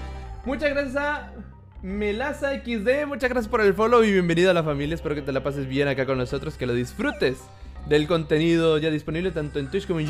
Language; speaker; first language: Spanish; native; Spanish